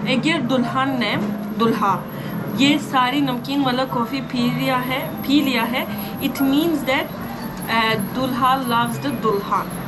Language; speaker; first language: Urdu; non-native, fluent; Turkish